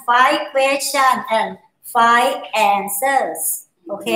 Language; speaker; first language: English; non-native, learner; Thai